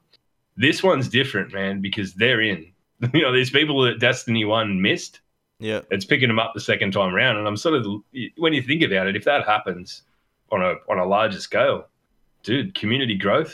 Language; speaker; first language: English; native; English